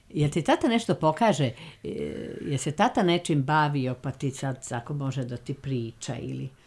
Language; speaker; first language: Serbian; native; Serbian